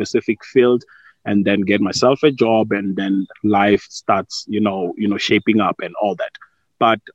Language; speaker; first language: English; non-native, local second language; Venda